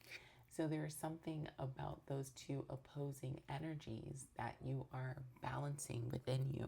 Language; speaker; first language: English; native; English